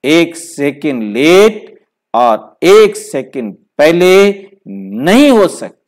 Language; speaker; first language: Hindi; native; Hindi